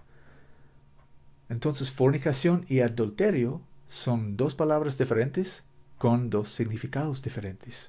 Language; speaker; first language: Spanish; non-native, learner; English